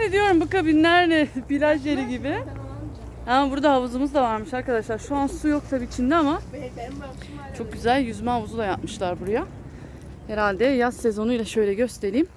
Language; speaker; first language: Turkish; native; Turkish